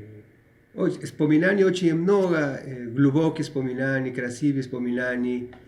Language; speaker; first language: Russian; non-native, learner; Spanish